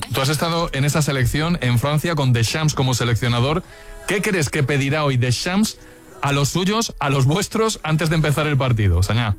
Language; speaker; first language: Spanish; native; Spanish